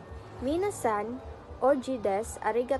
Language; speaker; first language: Japanese; non-native, learner; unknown